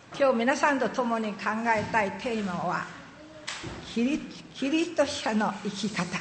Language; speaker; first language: Japanese; non-native, fluent; Min Nan Chinese